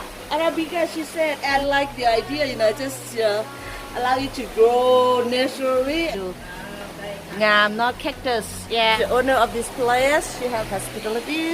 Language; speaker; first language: English; non-native, fluent; Thai